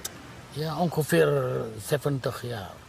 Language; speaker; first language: Dutch; non-native, learner; Indonesian